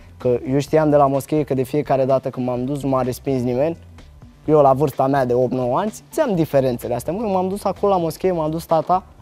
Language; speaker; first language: Romanian; early bilingual, other home language; Arabic